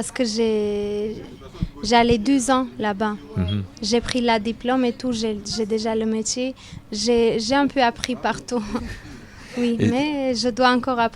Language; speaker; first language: French; non-native, learner; Albanian